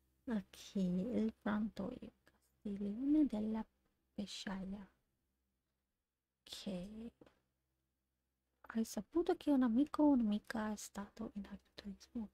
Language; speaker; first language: Italian; non-native, learner; English